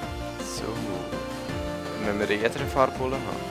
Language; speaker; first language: German; native; German